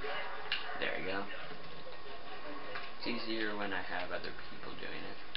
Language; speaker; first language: English; native; English